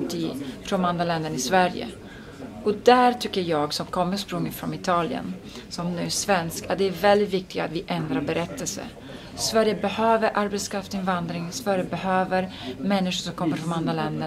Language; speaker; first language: Swedish; non-native, fluent; Italian